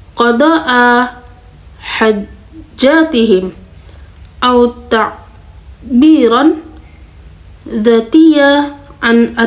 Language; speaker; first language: Arabic; non-native, learner; Indonesian